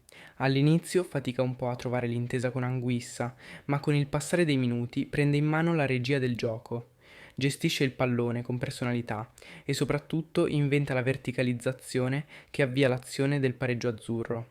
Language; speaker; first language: Italian; native; Italian